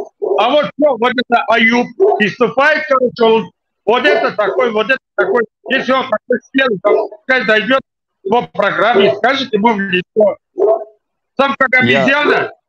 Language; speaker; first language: Russian; non-native, local second language; Tajik